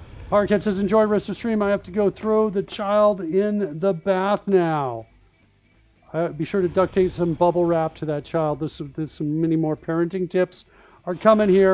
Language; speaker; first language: English; native; English